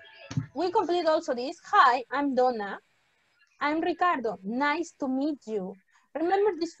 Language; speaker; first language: English; non-native, fluent; Spanish